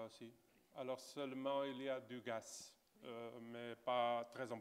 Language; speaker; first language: French; non-native, fluent; Portuguese